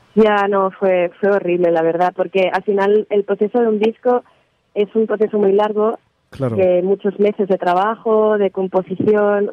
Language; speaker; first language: Spanish; native; Spanish